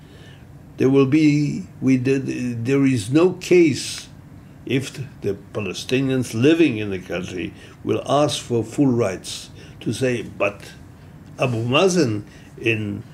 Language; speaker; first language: English; non-native, fluent; Hebrew